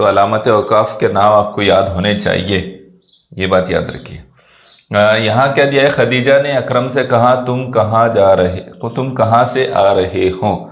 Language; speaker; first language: Urdu; native; Urdu